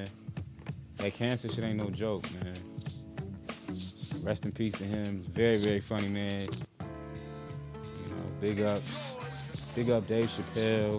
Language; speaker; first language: English; native; English